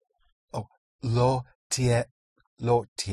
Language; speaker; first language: Spanish; non-native, learner; English